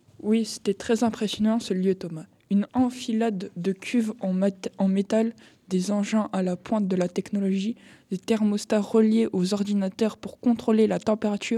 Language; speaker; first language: French; native; French